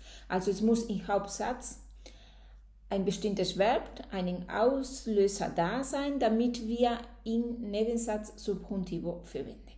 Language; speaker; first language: German; non-native, fluent; Spanish